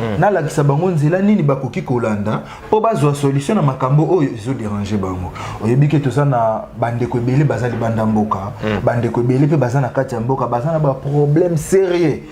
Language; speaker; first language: Lingala; non-native, local second language; Kongo